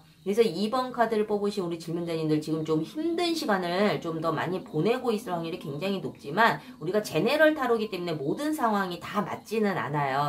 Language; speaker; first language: Korean; native; Korean